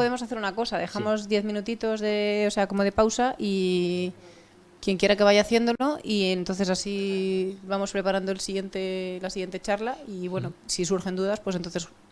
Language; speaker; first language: Spanish; native; Spanish